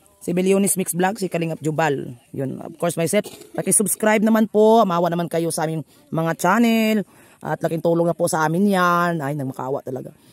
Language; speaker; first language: Filipino; non-native, local second language; Cebuano